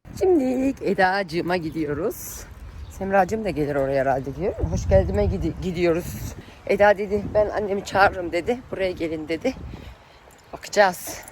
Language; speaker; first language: Turkish; early bilingual, heritage; Turkish